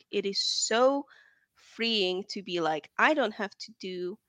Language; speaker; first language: English; non-native, fluent; Hungarian